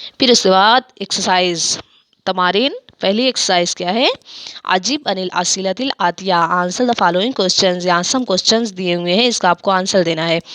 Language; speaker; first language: Urdu; native; Urdu